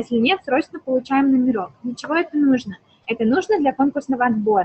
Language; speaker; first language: Russian; native; Russian